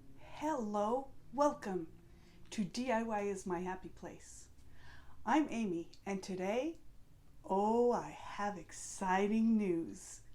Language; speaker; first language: English; native; English